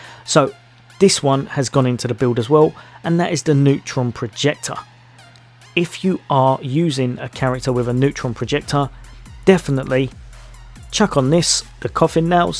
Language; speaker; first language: English; native; English